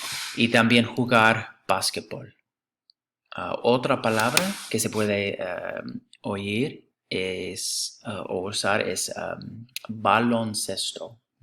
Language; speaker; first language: Spanish; non-native, fluent; English